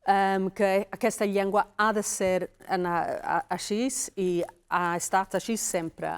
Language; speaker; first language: Catalan; non-native, fluent; Welsh